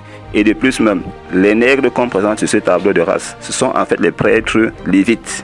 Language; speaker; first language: French; non-native, local second language; Kongo